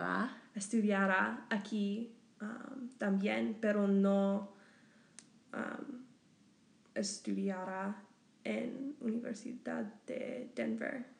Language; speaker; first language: Spanish; non-native, learner; English